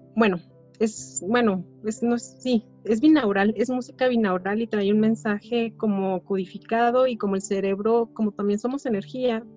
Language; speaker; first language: Spanish; native; Spanish